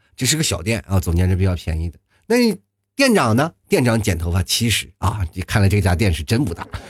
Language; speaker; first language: Chinese; native; Chinese